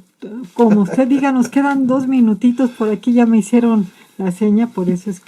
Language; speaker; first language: Spanish; native; Spanish